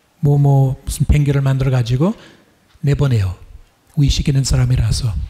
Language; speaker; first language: Korean; non-native, fluent; English